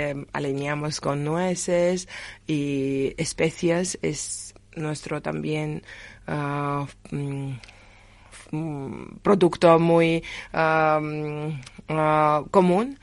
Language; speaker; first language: Spanish; non-native, learner; Georgian